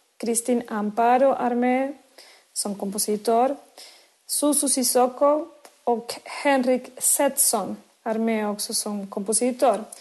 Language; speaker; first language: Swedish; non-native, fluent; Spanish